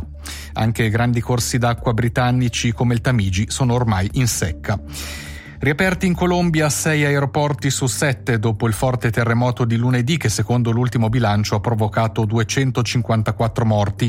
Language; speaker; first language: Italian; native; Italian